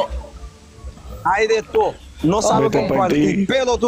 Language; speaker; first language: Spanish; non-native, learner; Haitian Creole